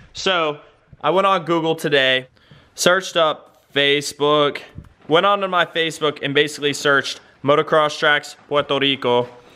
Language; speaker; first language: English; native; English